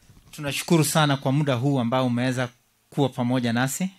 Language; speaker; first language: Swahili; non-native, local second language; Kalenjin